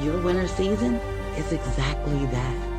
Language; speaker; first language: English; native; English